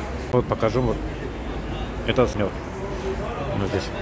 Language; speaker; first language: Russian; non-native, learner; Azerbaijani